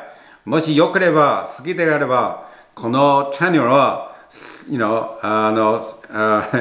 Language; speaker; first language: Japanese; non-native, learner; Chinese